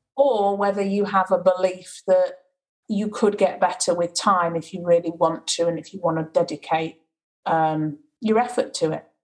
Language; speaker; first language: English; native; English